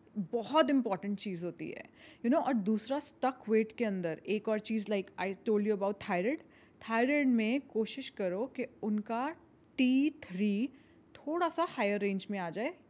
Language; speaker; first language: Hindi; native; Hindi